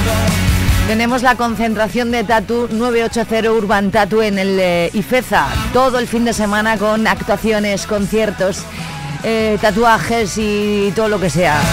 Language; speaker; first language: Spanish; native; Spanish